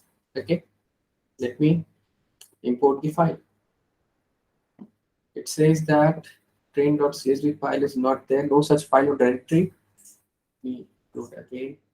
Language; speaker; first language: English; non-native, local second language; Hindi